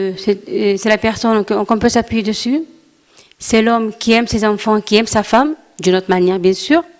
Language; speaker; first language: French; non-native, local second language; Arabic